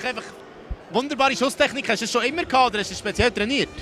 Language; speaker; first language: German; native; German